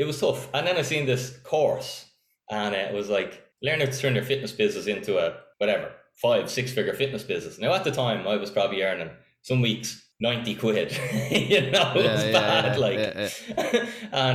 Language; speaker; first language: English; native; English